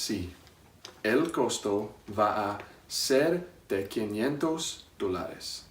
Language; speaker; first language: Spanish; non-native, learner; English